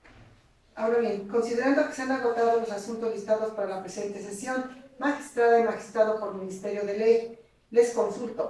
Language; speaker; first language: Spanish; native; Spanish